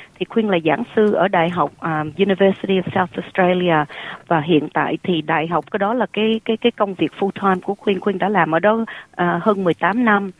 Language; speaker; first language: Vietnamese; early bilingual, heritage; Vietnamese